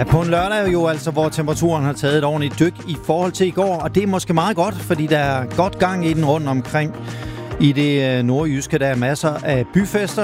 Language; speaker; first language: Danish; native; Danish